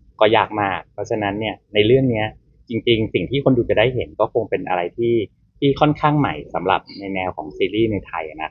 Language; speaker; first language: Thai; native; Thai